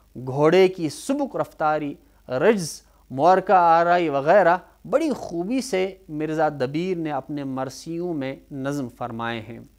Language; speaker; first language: Urdu; non-native, local second language; Kashmiri